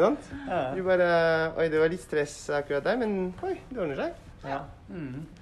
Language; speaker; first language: Norwegian; non-native, learner; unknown